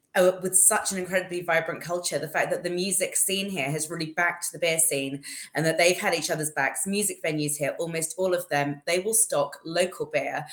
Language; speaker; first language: English; native; English